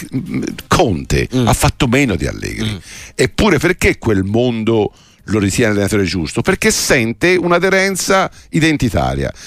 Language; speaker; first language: Italian; native; Italian